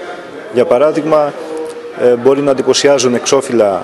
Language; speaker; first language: Greek; native; Greek